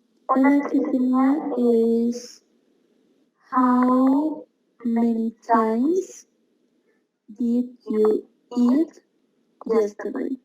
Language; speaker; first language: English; non-native, learner; Spanish